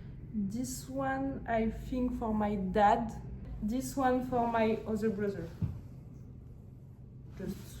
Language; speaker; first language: English; non-native, learner; French